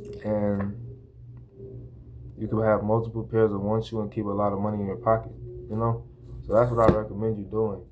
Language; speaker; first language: English; native; English